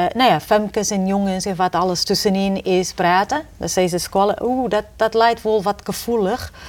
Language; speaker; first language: Dutch; non-native, fluent; Portuguese